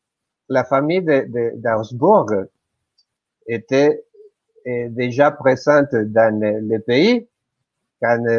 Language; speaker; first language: French; non-native, fluent; Spanish